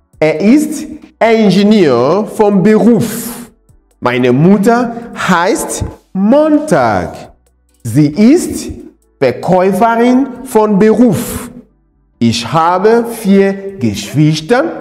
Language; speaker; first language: German; non-native, fluent; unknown